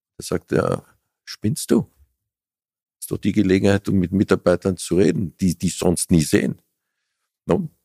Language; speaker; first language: German; native; German